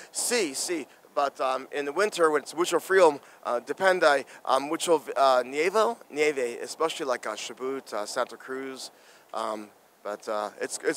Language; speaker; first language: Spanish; non-native, learner; English